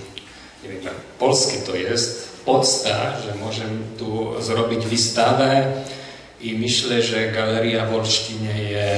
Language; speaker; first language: Polish; non-native, learner; Slovak